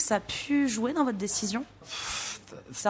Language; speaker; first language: French; native; French